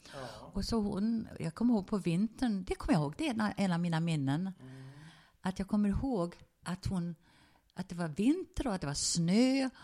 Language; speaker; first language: Swedish; early bilingual, other home language; German